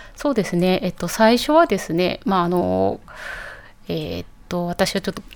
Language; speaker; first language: Japanese; native; Japanese